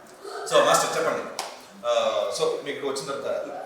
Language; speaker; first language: Telugu; native; Telugu